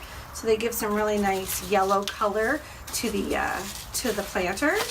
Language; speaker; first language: English; native; English